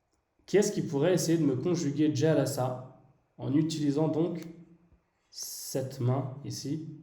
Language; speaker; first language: French; native; French